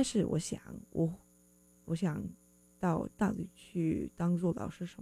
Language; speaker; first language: Chinese; non-native, fluent; English